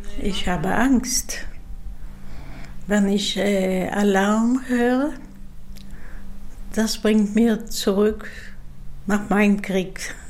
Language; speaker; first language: German; non-native, fluent; Dutch